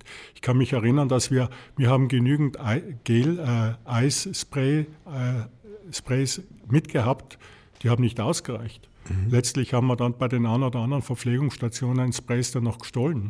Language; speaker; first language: German; native; German